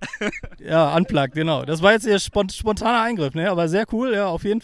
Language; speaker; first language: German; native; German